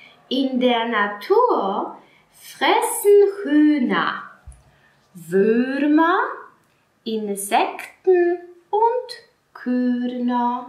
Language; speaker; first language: German; non-native, fluent; Polish